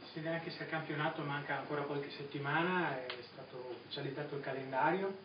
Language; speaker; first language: Italian; native; Italian